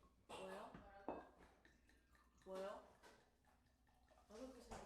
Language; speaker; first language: Korean; early bilingual, heritage; Korean